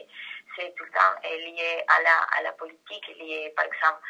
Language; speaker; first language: French; non-native, fluent; Spanish